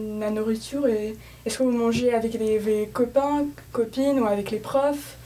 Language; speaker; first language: French; non-native, fluent; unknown